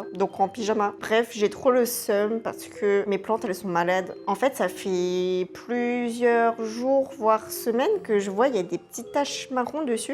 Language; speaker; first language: French; native; French